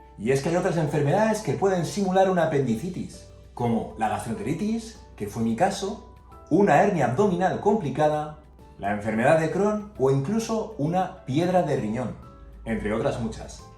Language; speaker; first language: Spanish; native; Spanish